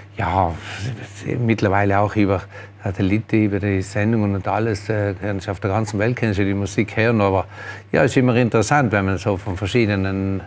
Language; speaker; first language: German; native; German